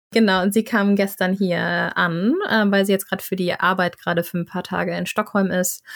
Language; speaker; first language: German; native; German